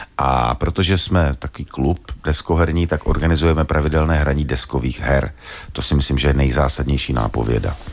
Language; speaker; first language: Czech; native; Czech